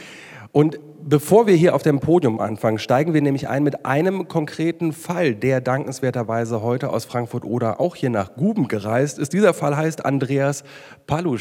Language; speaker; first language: German; native; German